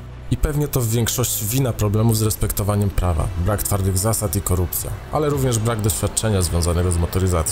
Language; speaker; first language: Polish; native; Polish